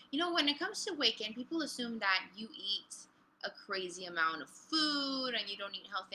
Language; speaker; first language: English; early bilingual, other home language; Spanish